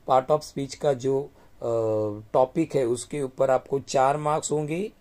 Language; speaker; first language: Hindi; non-native, local second language; Marathi